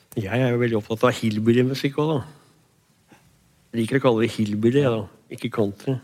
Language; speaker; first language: Norwegian; native; Norwegian